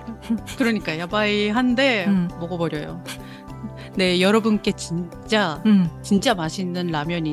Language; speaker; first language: Korean; non-native, learner; Japanese